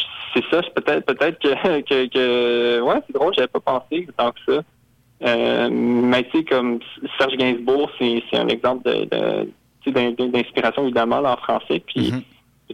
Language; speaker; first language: French; native; French